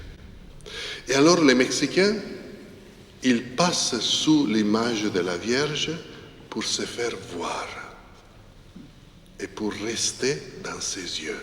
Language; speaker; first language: French; non-native, fluent; Italian